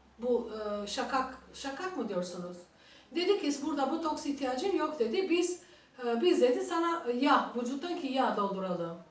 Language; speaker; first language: Turkish; non-native, fluent; Albanian